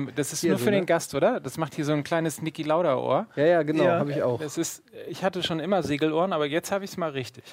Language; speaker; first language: German; native; German